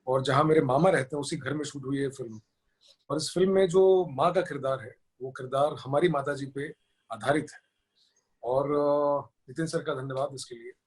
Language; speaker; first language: Hindi; native; Hindi